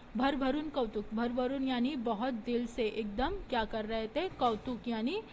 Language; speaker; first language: Hindi; non-native, local second language; Marathi